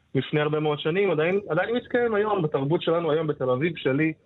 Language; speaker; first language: Hebrew; native; Hebrew